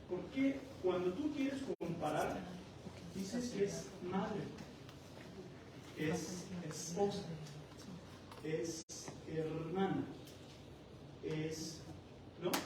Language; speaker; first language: Spanish; non-native, fluent; Persian